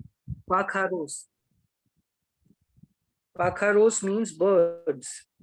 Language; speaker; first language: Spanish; non-native, learner; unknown